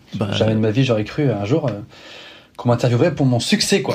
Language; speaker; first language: French; native; French